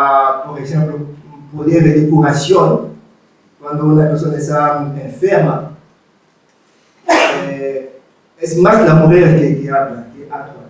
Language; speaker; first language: Spanish; non-native, fluent; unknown